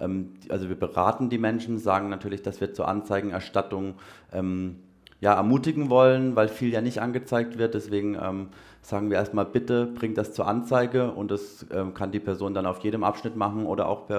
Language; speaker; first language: German; native; German